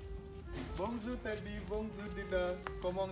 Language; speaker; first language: French; non-native, learner; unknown